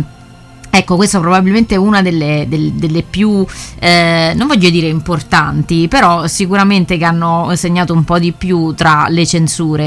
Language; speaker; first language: Italian; native; Italian